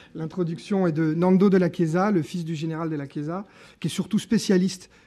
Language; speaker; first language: French; native; French